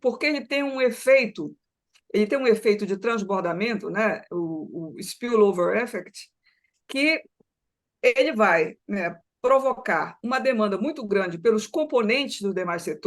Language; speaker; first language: Portuguese; native; Portuguese